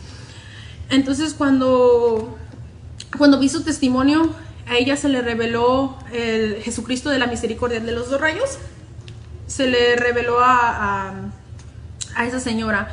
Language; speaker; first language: Spanish; native; Spanish